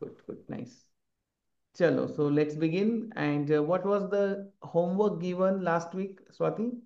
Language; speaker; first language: English; non-native, local second language; Marathi